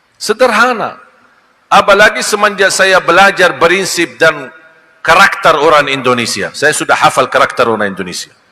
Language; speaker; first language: Malay; non-native, fluent; Arabic